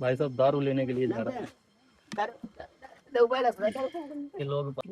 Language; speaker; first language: Hindi; native; Hindi